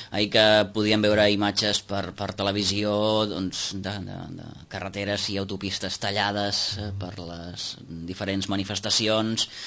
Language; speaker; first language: Catalan; native; Catalan